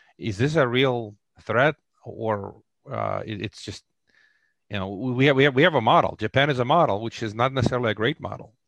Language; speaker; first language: English; non-native, fluent; Russian